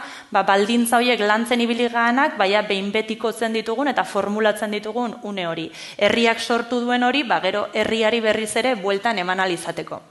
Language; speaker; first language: Basque; native; Basque